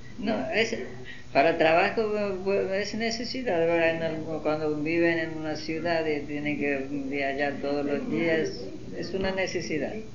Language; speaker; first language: Portuguese; non-native, learner; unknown